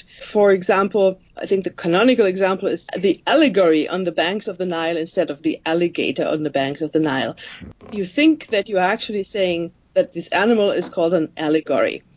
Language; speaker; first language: English; non-native, fluent; German